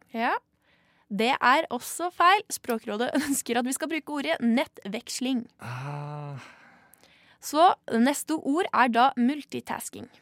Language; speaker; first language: Norwegian; native; Norwegian